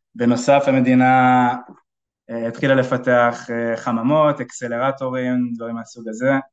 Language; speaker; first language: Hebrew; native; Hebrew